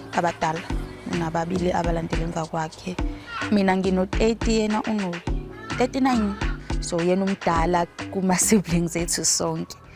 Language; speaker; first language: Zulu; native; Zulu